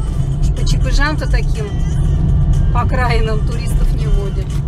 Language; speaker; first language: Russian; native; Russian